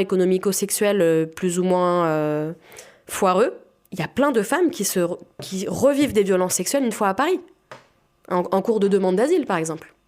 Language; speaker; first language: French; native; French